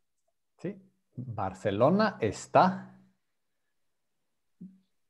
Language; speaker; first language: Spanish; non-native, fluent; English